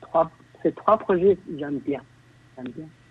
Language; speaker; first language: French; non-native, fluent; Chinese